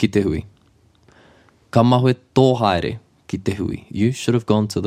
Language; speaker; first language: Māori; non-native, local second language; English